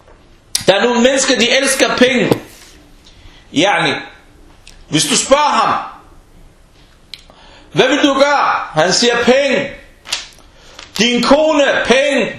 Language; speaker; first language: Danish; early bilingual, other home language; Arabic